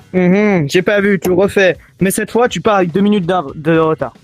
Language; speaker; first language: French; native; French